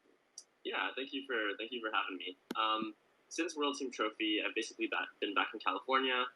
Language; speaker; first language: English; native; English